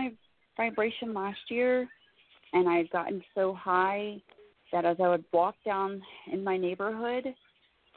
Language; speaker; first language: English; native; English